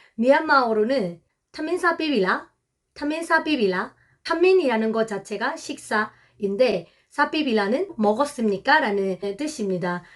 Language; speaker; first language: Korean; non-native, fluent; Burmese